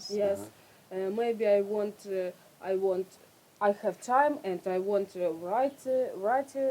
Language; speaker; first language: English; non-native, learner; Russian